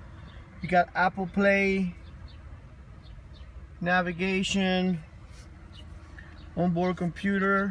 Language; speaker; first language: English; native; English